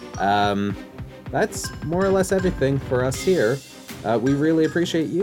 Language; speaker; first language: English; native; English